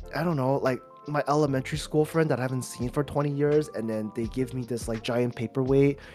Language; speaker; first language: English; early bilingual, other home language; Chinese